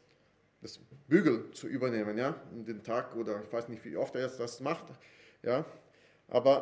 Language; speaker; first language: German; non-native, fluent; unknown